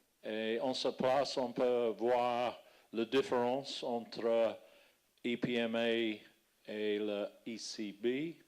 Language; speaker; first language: French; non-native, fluent; English